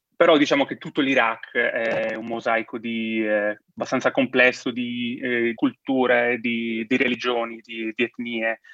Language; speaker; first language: Italian; native; Italian